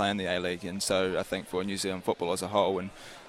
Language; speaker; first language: English; native; English